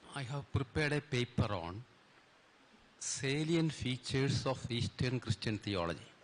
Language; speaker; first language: English; non-native, local second language; Malayalam